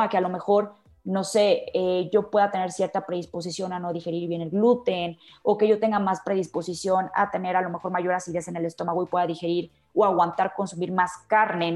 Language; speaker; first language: Spanish; native; Spanish